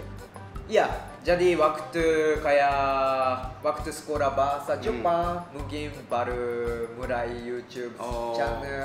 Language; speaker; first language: Indonesian; non-native, fluent; Japanese